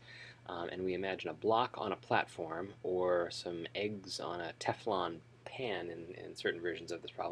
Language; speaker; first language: English; native; English